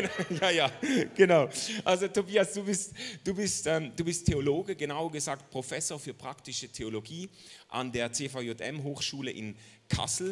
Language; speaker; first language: German; native; German